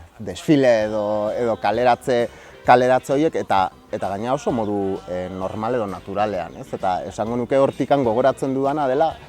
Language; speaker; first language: Basque; native; Basque